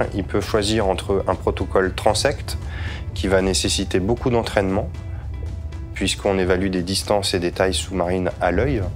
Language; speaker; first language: French; native; French